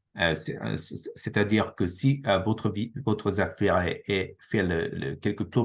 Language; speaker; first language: French; non-native, learner; Japanese